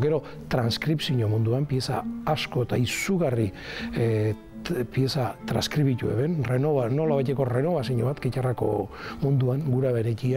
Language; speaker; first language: Basque; native; Basque